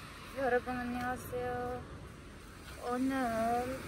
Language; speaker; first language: Korean; non-native, learner; Urdu